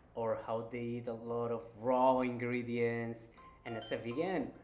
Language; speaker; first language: English; non-native, fluent; Spanish